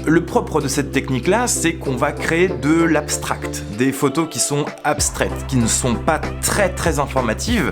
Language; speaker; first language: French; native; French